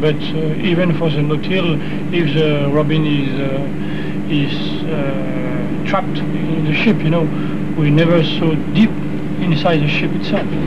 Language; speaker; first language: English; non-native, fluent; French